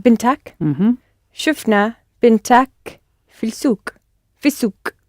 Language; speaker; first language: Arabic; non-native, learner; English